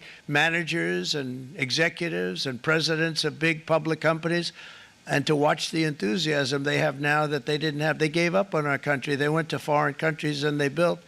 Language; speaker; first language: English; native; English